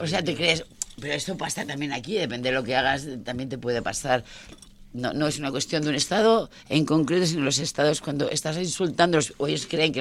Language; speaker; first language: Spanish; native; Spanish